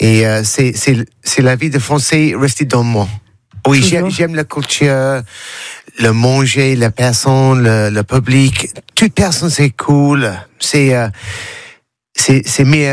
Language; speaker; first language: French; non-native, learner; English